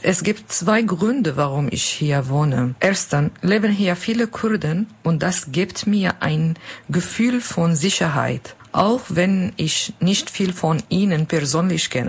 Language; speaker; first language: German; non-native, learner; Kurdish